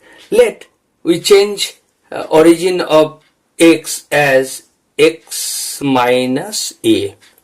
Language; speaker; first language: English; non-native, local second language; Bangla